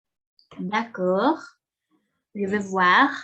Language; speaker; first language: French; non-native, fluent; Spanish